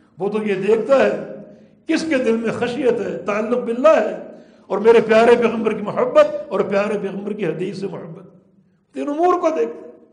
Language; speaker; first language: Urdu; native; Urdu